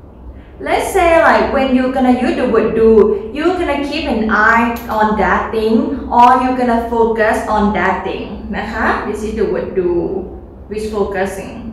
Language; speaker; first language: English; non-native, learner; Thai